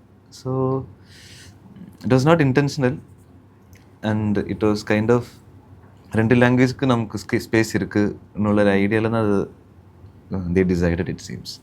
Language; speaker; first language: Tamil; early bilingual, heritage; Tamil